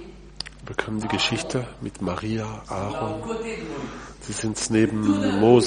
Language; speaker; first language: German; non-native, fluent; French